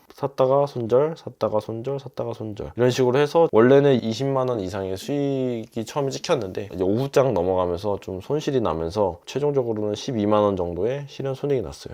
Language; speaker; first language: Korean; native; Korean